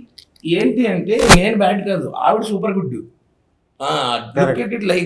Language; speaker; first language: Telugu; native; Telugu